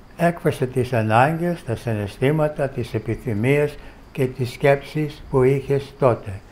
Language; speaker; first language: Greek; non-native, fluent; English